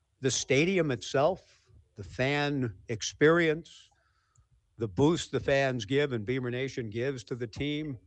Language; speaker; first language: English; native; English